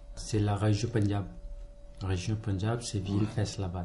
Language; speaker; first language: French; non-native, learner; Punjabi